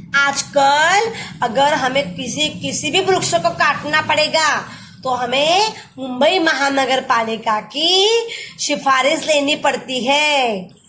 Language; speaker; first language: Hindi; non-native, local second language; Marathi